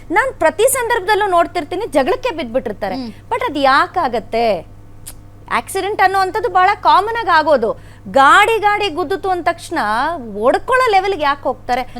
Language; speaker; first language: Kannada; native; Kannada